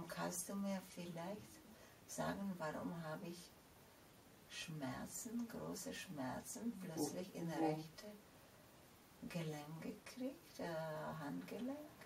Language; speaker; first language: German; non-native, fluent; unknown